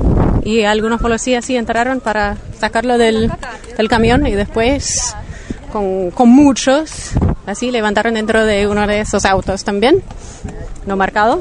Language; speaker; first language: Spanish; non-native, learner; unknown